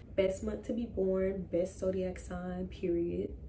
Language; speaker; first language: English; native; English